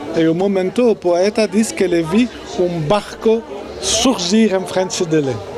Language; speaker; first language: Portuguese; non-native, fluent; French